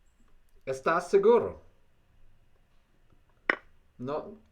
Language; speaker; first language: Spanish; non-native, learner; English